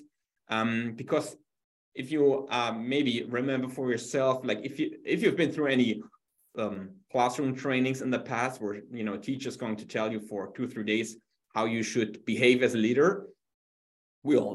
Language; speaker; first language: English; non-native, fluent; German